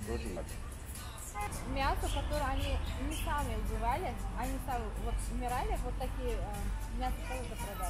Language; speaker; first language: Russian; non-native, local second language; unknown